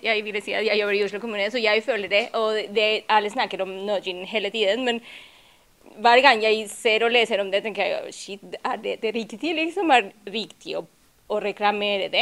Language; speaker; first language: Norwegian; non-native, fluent; Spanish